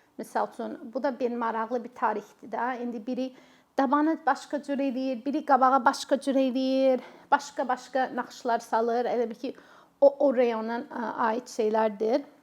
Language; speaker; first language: Azerbaijani; non-native, fluent; English